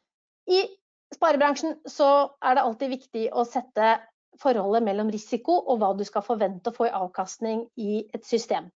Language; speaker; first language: Norwegian; native; Norwegian